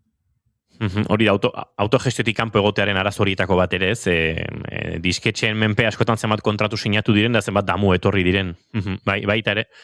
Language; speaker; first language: Basque; native; Basque